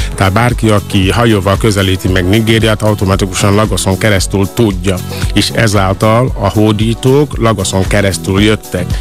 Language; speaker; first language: Hungarian; non-native, fluent; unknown